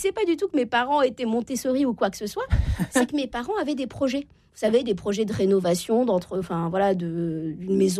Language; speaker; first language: French; native; French